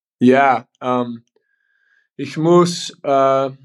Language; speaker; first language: German; non-native, learner; English